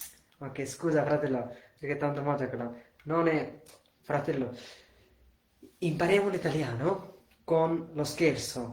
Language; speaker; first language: Italian; non-native, fluent; Bangla